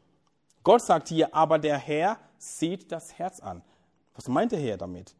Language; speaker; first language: German; non-native, fluent; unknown